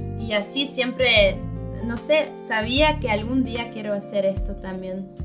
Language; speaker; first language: Spanish; non-native, fluent; Swiss German